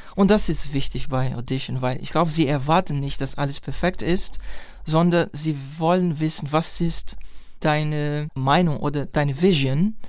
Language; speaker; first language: German; non-native, fluent; Portuguese